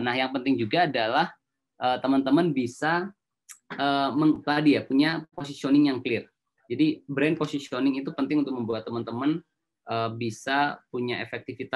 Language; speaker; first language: Indonesian; native; Indonesian